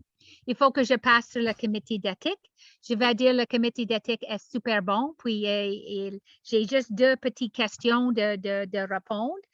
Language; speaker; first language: French; non-native, learner; English